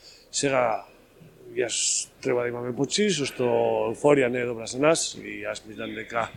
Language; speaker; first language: Macedonian; non-native, learner; Spanish